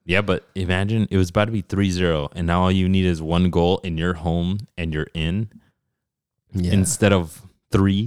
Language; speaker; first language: English; early bilingual, other home language; Spanish